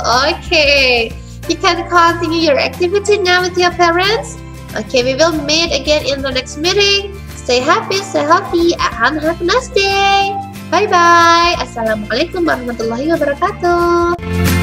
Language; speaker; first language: English; non-native, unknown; Indonesian